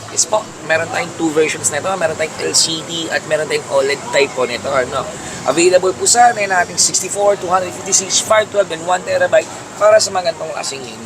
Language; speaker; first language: Filipino; native; Filipino